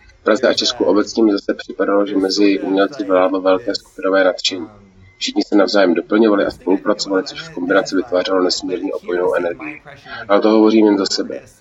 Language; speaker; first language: Czech; non-native, fluent; English